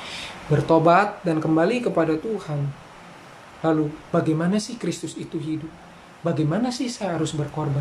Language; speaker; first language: Indonesian; native; Indonesian